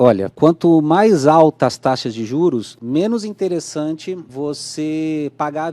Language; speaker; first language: Portuguese; native; Portuguese